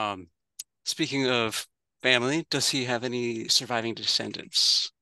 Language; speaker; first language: English; native; English